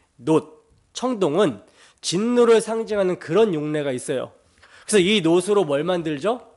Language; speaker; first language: Korean; native; Korean